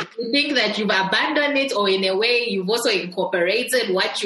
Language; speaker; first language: English; non-native, local second language; Bemba